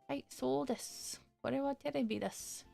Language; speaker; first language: Japanese; non-native, learner; English